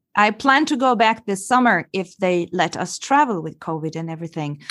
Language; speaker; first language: English; non-native, fluent; Italian